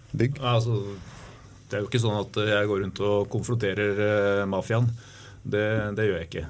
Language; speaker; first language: Norwegian; native; Norwegian